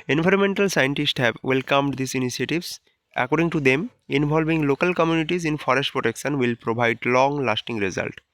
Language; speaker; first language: English; non-native, local second language; Bangla